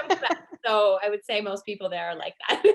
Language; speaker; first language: English; native; English